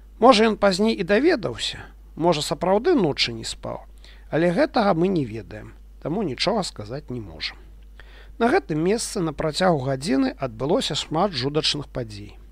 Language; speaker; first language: Belarusian; non-native, local second language; Russian